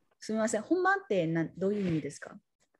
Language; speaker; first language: Japanese; non-native, learner; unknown